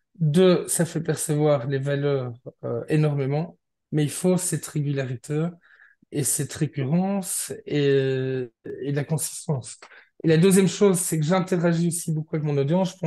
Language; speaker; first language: French; native; French